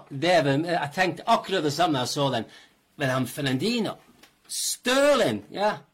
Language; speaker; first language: Norwegian; non-native, fluent; English